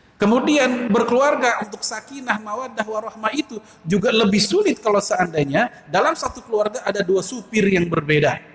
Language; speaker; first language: Indonesian; native; Indonesian